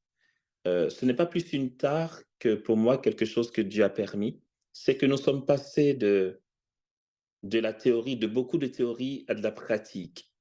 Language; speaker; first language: French; native; French